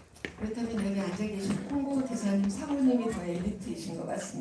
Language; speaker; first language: Korean; native; Korean